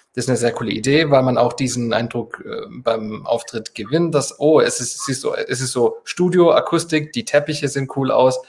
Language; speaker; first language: German; non-native, fluent; Spanish